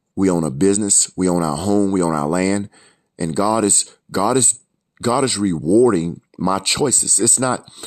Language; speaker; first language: English; native; English